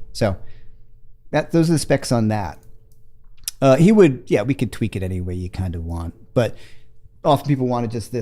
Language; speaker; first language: English; native; English